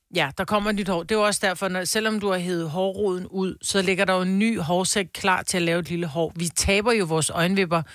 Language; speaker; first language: Danish; native; Danish